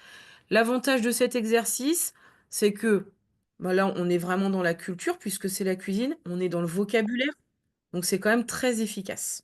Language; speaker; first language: French; native; French